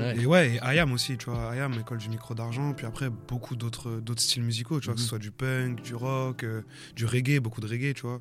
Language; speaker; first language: French; native; French